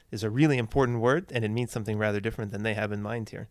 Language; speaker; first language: English; native; English